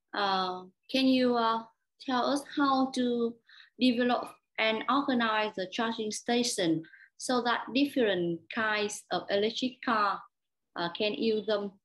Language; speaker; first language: English; non-native, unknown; Vietnamese